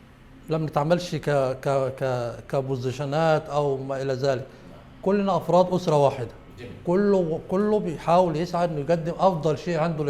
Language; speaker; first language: Arabic; native; Arabic